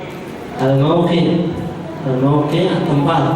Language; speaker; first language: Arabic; non-native, fluent; Indonesian